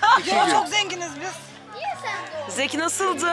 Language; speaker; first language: Turkish; native; Turkish